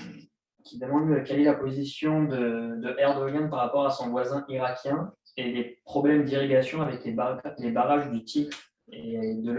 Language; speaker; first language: French; native; French